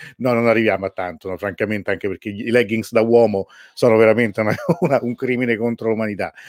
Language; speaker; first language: Italian; early bilingual, other home language; Persian